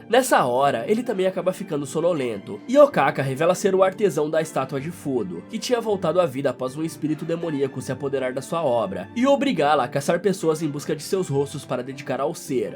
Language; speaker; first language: Portuguese; native; Portuguese